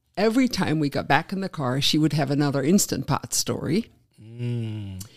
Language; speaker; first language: English; non-native, fluent; Dutch